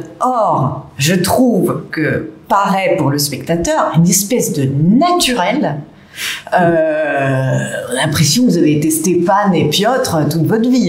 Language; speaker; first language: French; native; French